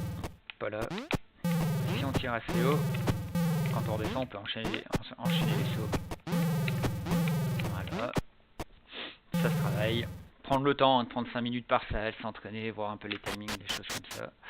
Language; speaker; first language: French; native; French